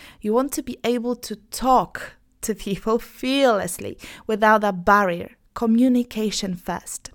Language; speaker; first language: English; non-native, fluent; Polish